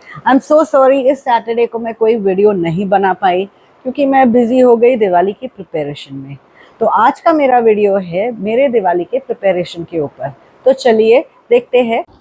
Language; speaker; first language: Hindi; non-native, local second language; Marathi